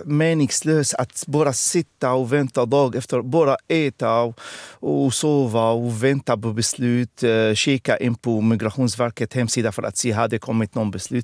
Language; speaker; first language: Swedish; non-native, fluent; Arabic